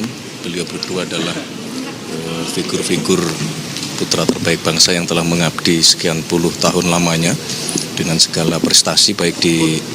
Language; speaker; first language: Indonesian; native; Indonesian